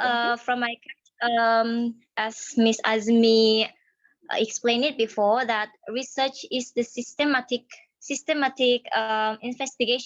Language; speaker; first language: English; non-native, learner; Indonesian